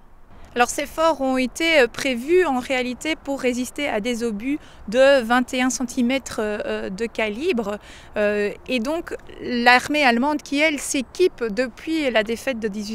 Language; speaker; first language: French; native; French